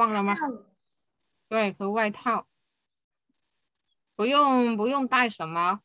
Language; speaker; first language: Chinese; non-native, fluent; Vietnamese